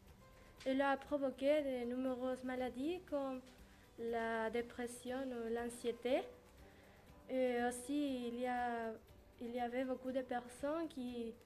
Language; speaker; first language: French; non-native, learner; Spanish